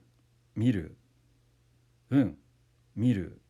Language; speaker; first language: Japanese; non-native, fluent; English